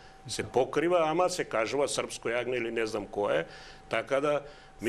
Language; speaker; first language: Macedonian; native; Macedonian